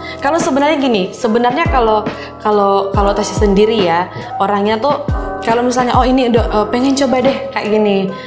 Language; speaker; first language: Indonesian; native; Indonesian